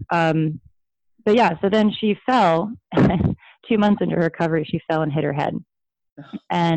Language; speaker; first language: English; native; English